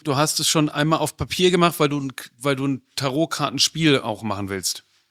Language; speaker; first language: German; native; German